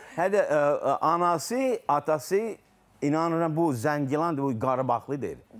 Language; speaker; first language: Azerbaijani; non-native, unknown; English